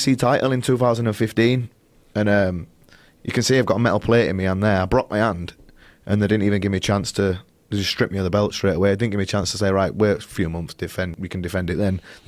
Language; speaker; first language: English; native; English